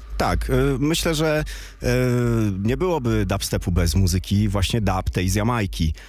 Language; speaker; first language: Polish; native; Polish